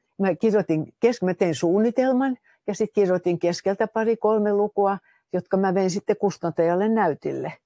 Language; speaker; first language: Finnish; native; Finnish